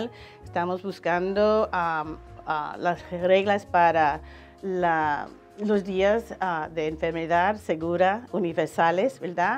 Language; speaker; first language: Spanish; non-native, learner; English